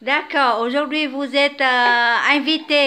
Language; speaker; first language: French; non-native, fluent; Vietnamese